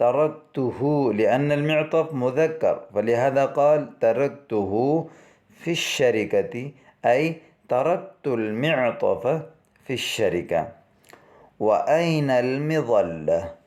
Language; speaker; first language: Arabic; non-native, fluent; Urdu